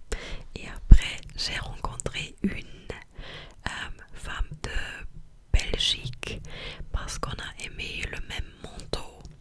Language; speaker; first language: French; non-native, fluent; German